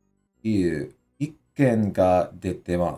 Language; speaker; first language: Japanese; non-native, learner; English